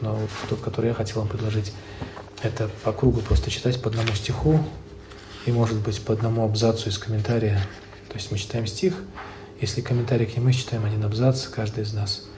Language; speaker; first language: Russian; native; Russian